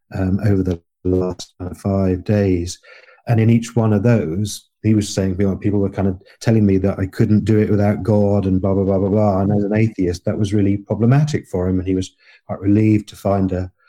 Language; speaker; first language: English; native; English